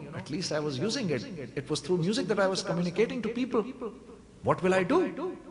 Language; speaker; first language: English; non-native, local second language; Urdu